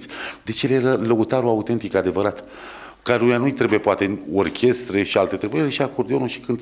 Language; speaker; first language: Romanian; native; Romanian